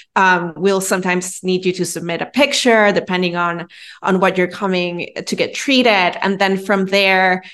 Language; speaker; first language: English; non-native, fluent; Spanish